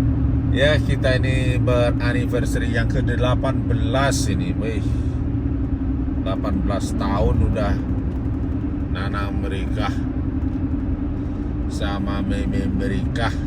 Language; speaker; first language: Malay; non-native, local second language; Balinese